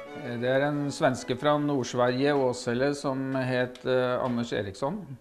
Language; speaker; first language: Norwegian; native; Norwegian